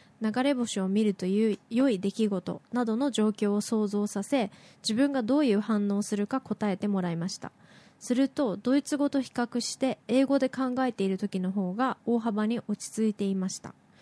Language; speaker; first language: Japanese; native; Japanese